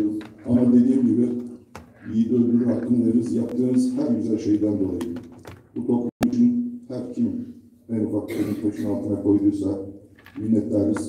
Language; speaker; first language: Turkish; native; Turkish